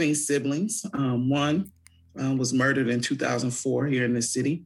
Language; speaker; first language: English; native; English